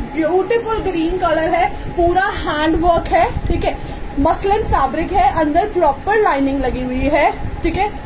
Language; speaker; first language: Hindi; native; Hindi